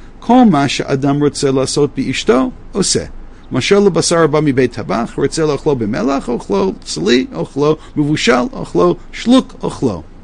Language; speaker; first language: Hebrew; non-native, fluent; English